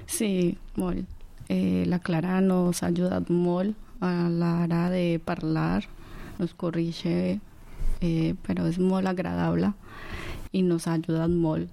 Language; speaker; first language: Catalan; non-native, learner; Spanish